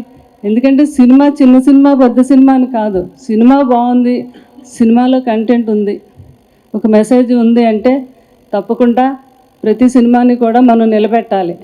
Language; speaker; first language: Telugu; native; Telugu